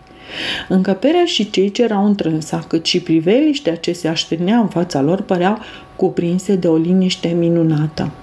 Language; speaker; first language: Romanian; native; Romanian